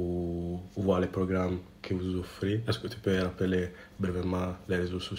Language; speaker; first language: French; non-native, learner; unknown